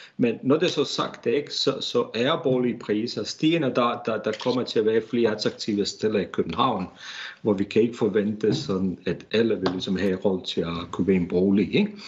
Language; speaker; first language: Danish; non-native, fluent; Bosnian